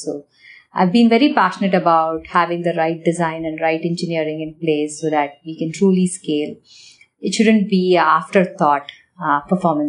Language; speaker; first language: English; non-native, local second language; Tamil